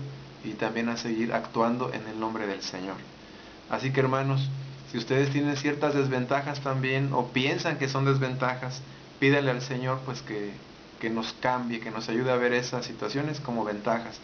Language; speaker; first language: Spanish; native; Spanish